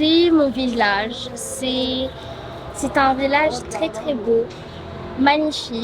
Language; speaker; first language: French; non-native, local second language; Arabic